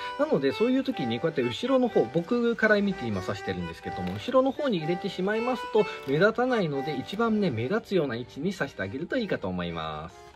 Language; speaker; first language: Japanese; native; Japanese